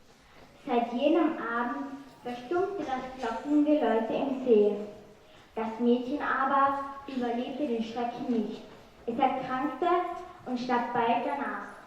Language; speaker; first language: German; native; German